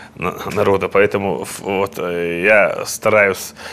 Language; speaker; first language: Russian; non-native, local second language; Chechen